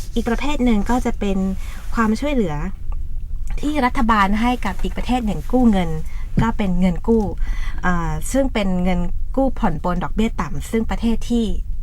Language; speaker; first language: Thai; native; Thai